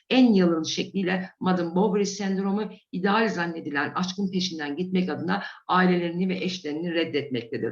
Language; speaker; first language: Turkish; native; Turkish